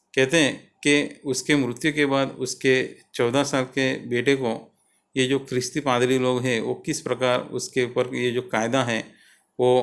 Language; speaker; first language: Hindi; non-native, local second language; Gujarati